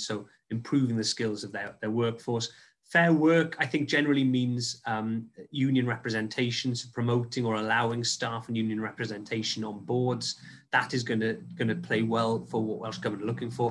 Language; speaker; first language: English; native; English